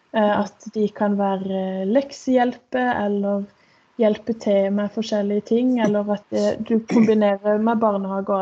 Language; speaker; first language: Norwegian; native; Norwegian